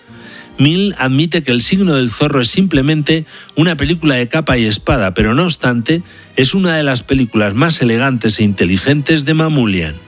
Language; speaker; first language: Spanish; native; Spanish